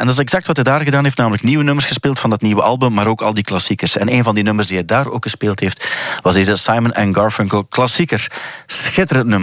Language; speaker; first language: Dutch; native; Dutch